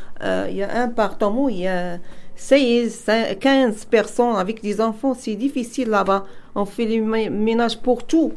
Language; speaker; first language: French; non-native, learner; Arabic